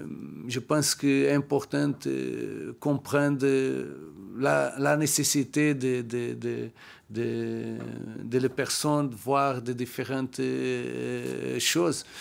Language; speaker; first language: French; non-native, learner; Portuguese